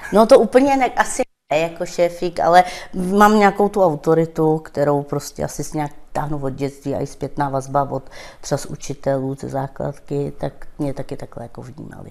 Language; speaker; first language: Czech; non-native, local second language; Romany